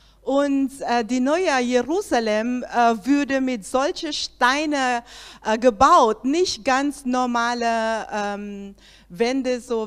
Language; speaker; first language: German; non-native, learner; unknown